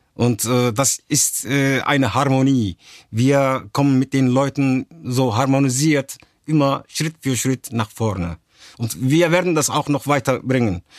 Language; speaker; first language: German; early bilingual, other home language; Turkish